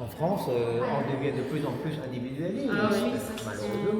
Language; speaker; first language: French; non-native, fluent; Thai